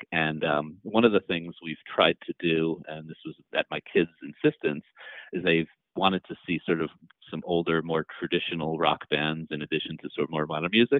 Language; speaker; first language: English; native; English